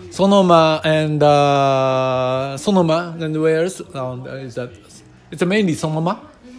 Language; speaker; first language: English; non-native, fluent; Japanese